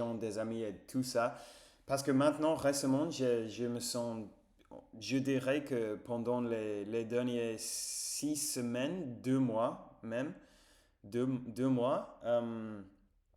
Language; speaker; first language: French; non-native, fluent; English